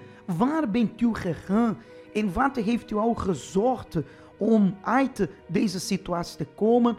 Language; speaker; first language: Dutch; non-native, fluent; Portuguese